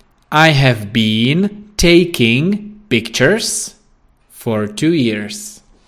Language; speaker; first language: English; non-native, fluent; Czech